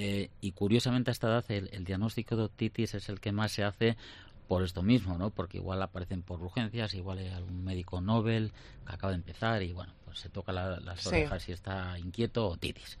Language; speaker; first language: Spanish; native; Spanish